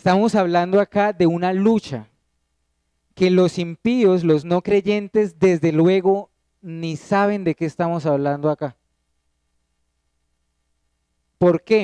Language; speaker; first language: Spanish; native; Spanish